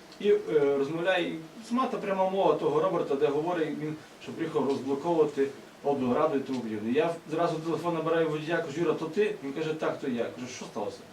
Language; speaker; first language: Ukrainian; native; Ukrainian